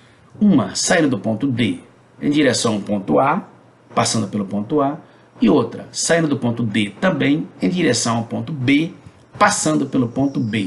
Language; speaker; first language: Portuguese; native; Portuguese